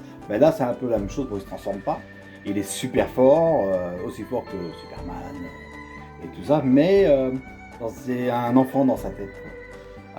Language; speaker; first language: French; native; French